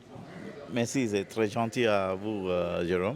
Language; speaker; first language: French; non-native, fluent; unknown